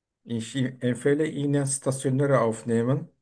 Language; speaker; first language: German; non-native, learner; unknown